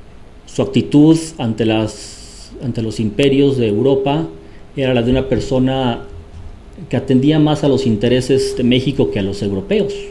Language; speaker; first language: Spanish; native; Spanish